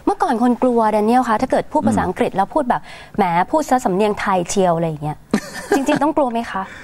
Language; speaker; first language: Thai; native; Thai